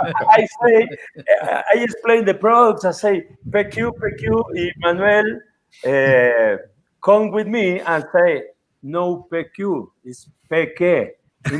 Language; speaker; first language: English; non-native, learner; Spanish